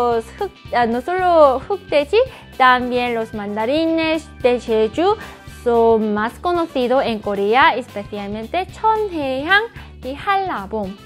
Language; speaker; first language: Spanish; non-native, fluent; Korean